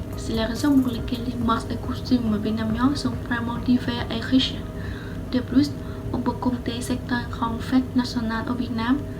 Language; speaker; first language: French; non-native, fluent; Vietnamese